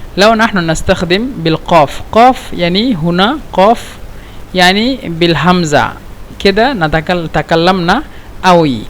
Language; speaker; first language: Egyptian Arabic; non-native, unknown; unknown